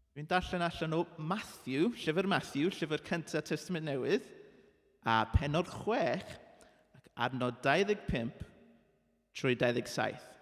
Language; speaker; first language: Welsh; non-native, local second language; English